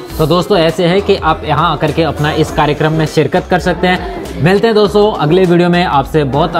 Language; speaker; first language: Hindi; native; Hindi